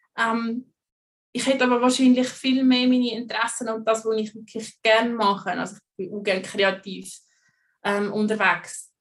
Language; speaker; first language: German; native; German